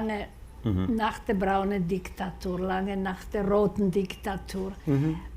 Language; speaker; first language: German; non-native, fluent; Slovak